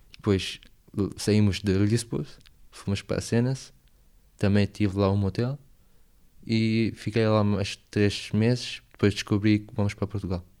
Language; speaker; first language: Portuguese; non-native, learner; Arabic